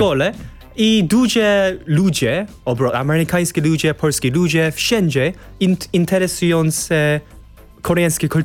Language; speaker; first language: Polish; non-native, learner; Korean